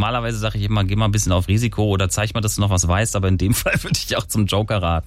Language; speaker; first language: German; native; German